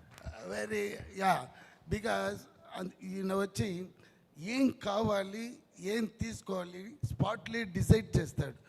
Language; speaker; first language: Telugu; non-native, learner; Tamil